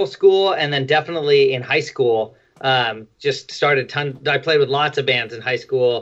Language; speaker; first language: English; native; English